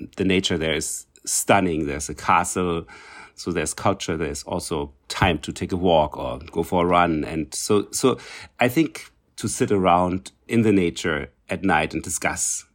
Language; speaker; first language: English; non-native, fluent; German